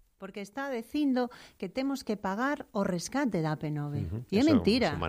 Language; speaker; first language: Galician; native; Galician